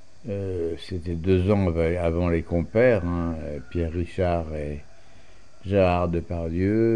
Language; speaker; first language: French; native; French